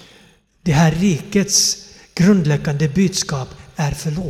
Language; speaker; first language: Swedish; non-native, fluent; Finnish